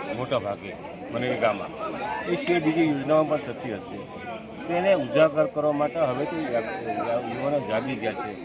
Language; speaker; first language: Gujarati; non-native, local second language; Rathawi